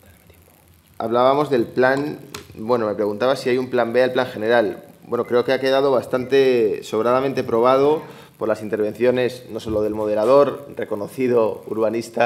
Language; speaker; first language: Spanish; native; Spanish